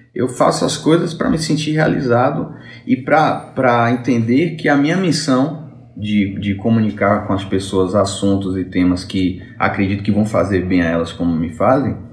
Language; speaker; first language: Portuguese; native; Portuguese